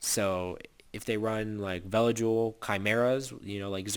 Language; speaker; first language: English; native; English